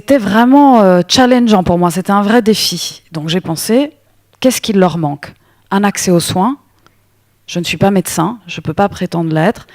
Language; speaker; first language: French; native; French